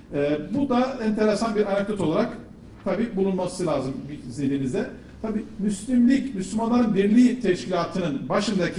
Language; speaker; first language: Turkish; native; Turkish